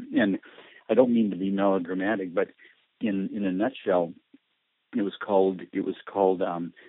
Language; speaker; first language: English; early bilingual, other home language; Spanish